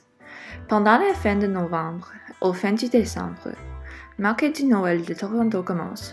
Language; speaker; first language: French; non-native, learner; English